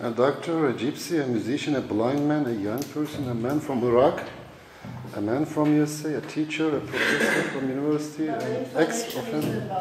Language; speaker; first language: English; non-native, fluent; Turkish